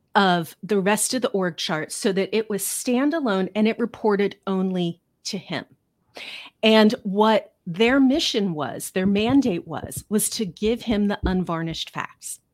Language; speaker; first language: English; native; English